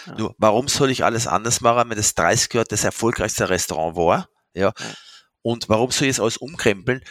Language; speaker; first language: German; non-native, fluent; French